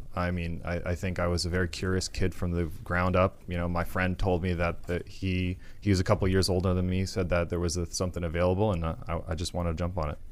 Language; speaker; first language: English; native; English